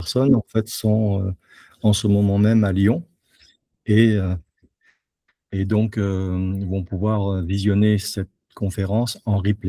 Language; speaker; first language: French; native; French